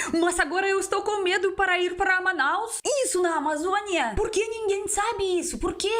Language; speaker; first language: Portuguese; non-native, learner; Russian